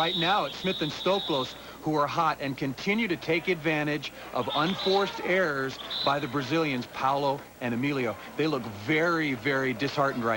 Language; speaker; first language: English; native; English